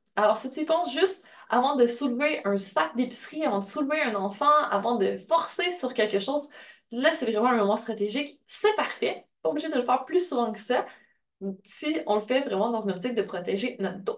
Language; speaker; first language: French; native; French